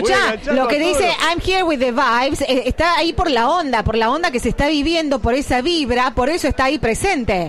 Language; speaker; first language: Spanish; native; Spanish